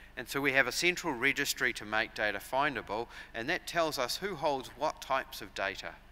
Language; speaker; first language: English; native; English